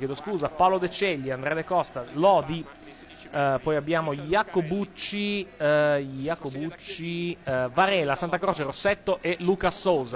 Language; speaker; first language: Italian; native; Italian